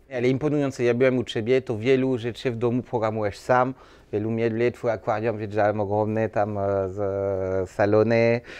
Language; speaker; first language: Polish; non-native, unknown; French